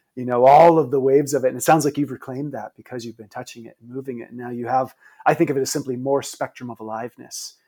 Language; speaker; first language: English; native; English